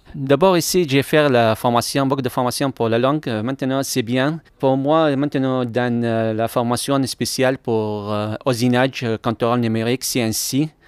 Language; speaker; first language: French; non-native, learner; Arabic